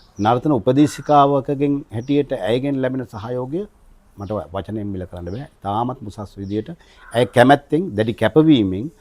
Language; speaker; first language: Sinhala; native; Sinhala